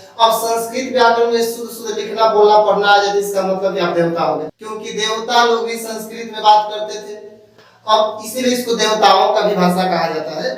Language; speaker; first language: Hindi; native; Hindi